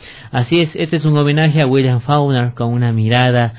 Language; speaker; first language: Spanish; native; Spanish